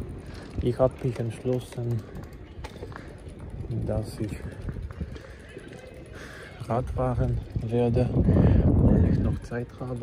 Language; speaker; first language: German; non-native, learner; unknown